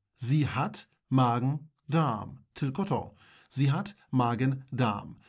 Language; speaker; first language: German; non-native, fluent; Polish